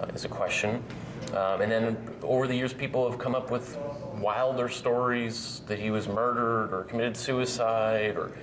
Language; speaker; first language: English; native; English